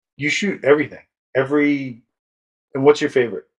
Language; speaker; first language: English; native; English